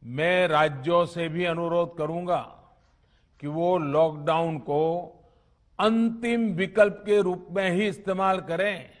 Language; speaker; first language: Hindi; non-native, local second language; Gujarati